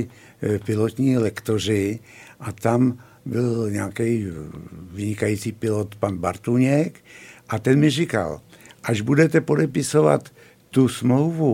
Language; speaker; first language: Czech; native; Czech